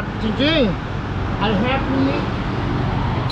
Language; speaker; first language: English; non-native, learner; Thai